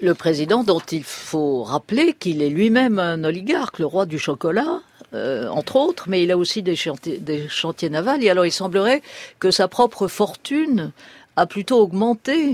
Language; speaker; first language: French; native; French